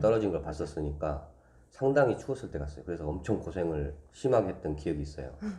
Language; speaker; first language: Korean; native; Korean